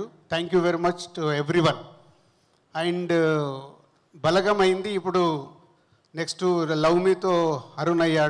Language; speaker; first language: Telugu; native; Telugu